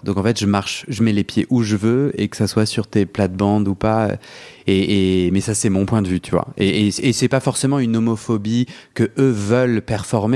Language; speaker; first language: French; native; French